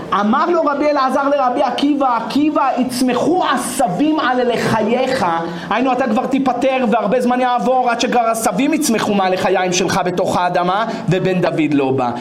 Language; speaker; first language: Hebrew; native; Hebrew